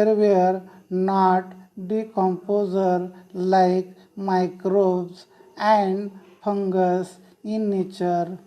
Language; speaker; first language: English; non-native, local second language; Marathi